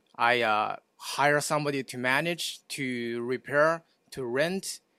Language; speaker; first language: English; non-native, fluent; Chinese